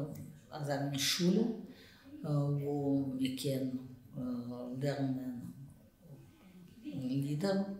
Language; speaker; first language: German; non-native, learner; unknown